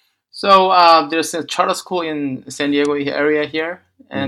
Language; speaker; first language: English; non-native, fluent; Korean